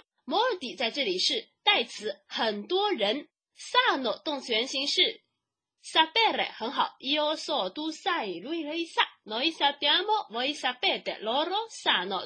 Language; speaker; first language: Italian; non-native, fluent; Chinese